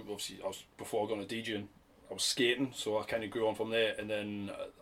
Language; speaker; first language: English; native; English